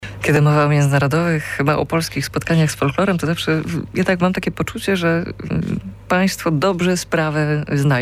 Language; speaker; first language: Polish; native; Polish